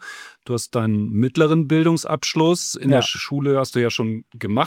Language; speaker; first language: German; native; German